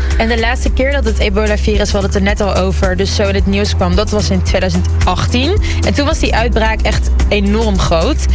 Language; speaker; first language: Dutch; early bilingual, other home language; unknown